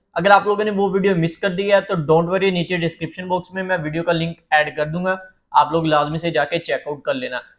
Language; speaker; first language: Urdu; native; Urdu